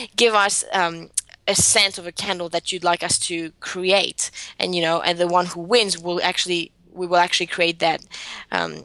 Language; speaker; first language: English; non-native, fluent; Greek